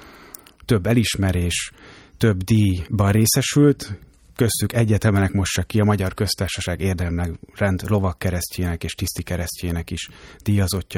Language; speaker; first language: Hungarian; native; Hungarian